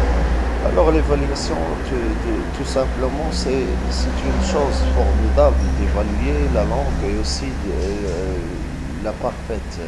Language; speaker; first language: French; non-native, local second language; Arabic